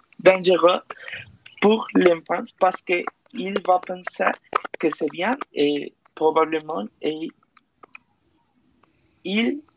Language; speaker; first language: French; non-native, learner; Spanish